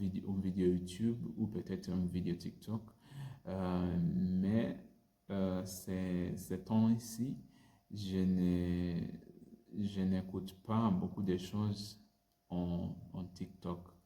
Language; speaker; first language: French; non-native, learner; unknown